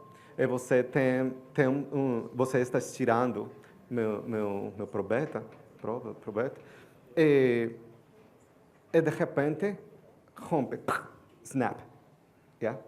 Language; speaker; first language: Portuguese; non-native, learner; Spanish